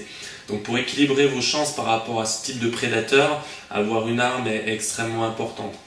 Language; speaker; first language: French; native; French